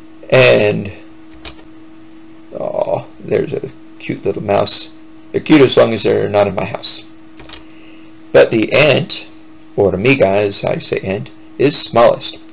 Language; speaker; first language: English; native; English